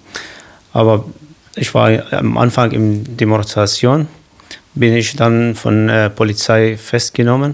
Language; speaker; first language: German; non-native, learner; Kurdish